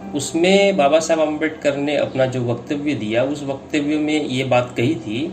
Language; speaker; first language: Hindi; non-native, local second language; Marathi